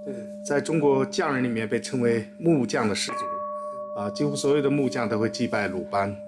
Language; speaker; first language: Chinese; native; Chinese